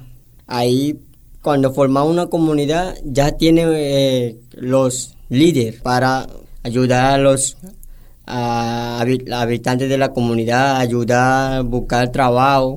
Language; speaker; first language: Spanish; non-native, local second language; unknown